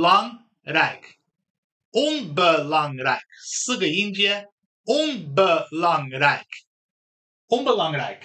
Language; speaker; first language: Dutch; non-native, fluent; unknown